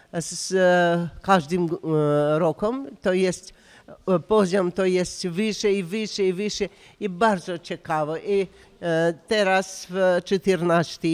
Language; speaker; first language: Polish; non-native, learner; Russian